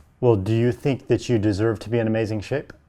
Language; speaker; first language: English; native; English